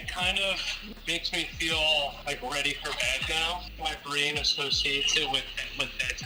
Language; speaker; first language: English; native; English